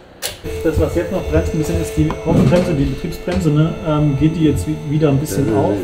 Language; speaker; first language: German; native; German